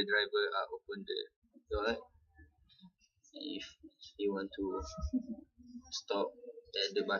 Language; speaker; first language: English; non-native, local second language; Malay